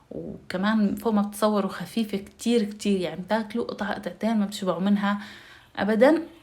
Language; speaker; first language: Arabic; native; Arabic